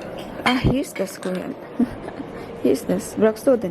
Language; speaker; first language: German; non-native, learner; Filipino